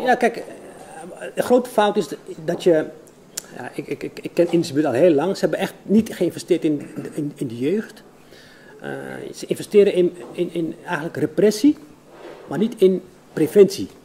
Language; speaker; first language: Dutch; native; Dutch